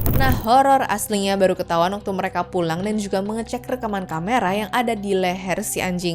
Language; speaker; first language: Indonesian; native; Indonesian